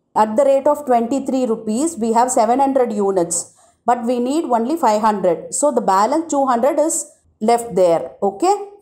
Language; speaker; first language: English; non-native, local second language; Tamil